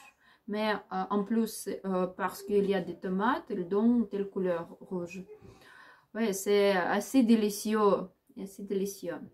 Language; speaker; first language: French; non-native, learner; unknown